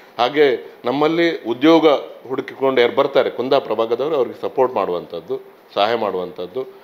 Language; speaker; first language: Kannada; native; Kannada